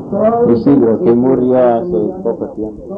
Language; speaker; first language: Spanish; non-native, fluent; English